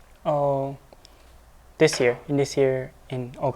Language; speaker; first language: English; non-native, learner; Japanese